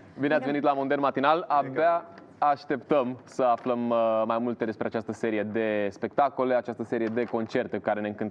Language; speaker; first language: Romanian; native; Romanian